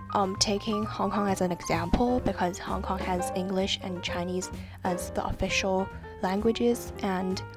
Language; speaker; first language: English; non-native, local second language; Cantonese